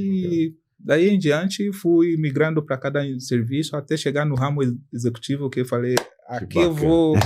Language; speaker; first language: Portuguese; non-native, fluent; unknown